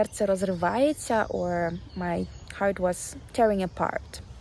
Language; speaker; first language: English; non-native, fluent; Ukrainian